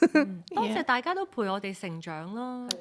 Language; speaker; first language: Cantonese; native; Cantonese